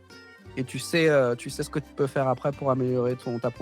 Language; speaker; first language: French; native; French